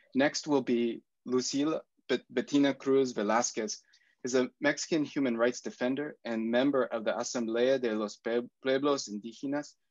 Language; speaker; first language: English; native; English